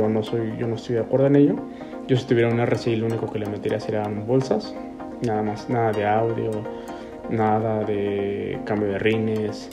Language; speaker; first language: Spanish; native; Spanish